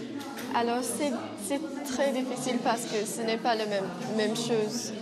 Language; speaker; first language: French; non-native, learner; English